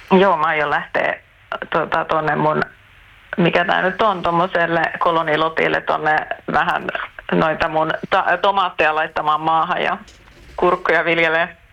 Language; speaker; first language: Finnish; early bilingual, heritage; Finnish